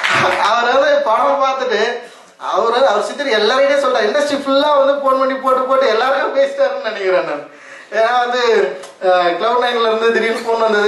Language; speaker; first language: Tamil; native; Tamil